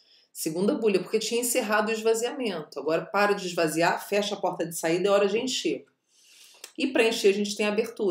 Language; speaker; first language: Portuguese; native; Portuguese